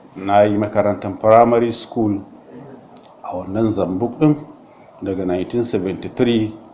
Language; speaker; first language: Hausa; native; Hausa